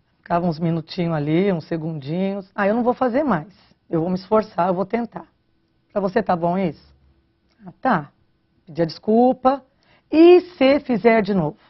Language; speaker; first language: Portuguese; native; Portuguese